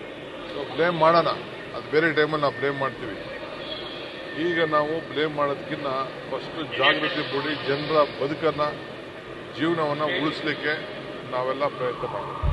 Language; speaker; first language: Kannada; native; Kannada